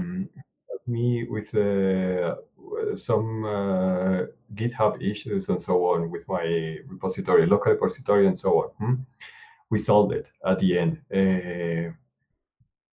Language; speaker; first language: English; non-native, learner; Spanish